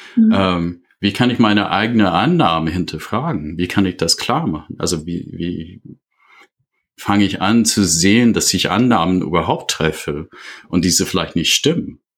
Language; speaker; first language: German; non-native, fluent; English